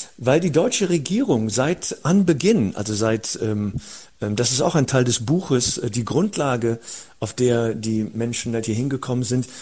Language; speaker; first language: German; early bilingual, other home language; Turkish